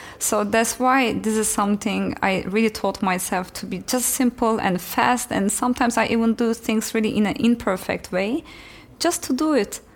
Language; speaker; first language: English; non-native, fluent; Turkish